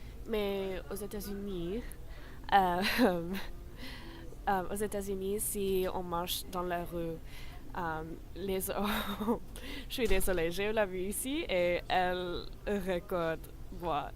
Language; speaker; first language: French; non-native, learner; English